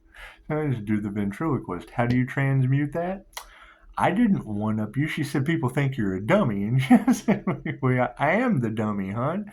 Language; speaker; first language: English; native; English